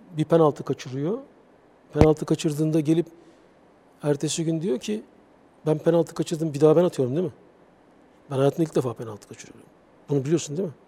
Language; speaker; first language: Turkish; native; Turkish